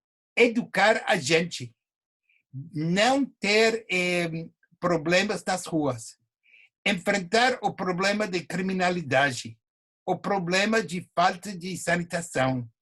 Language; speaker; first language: Portuguese; non-native, fluent; English